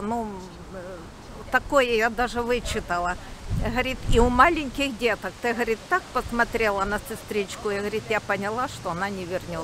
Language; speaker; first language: Russian; native; Russian